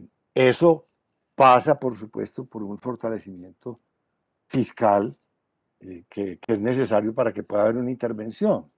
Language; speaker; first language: Spanish; native; Spanish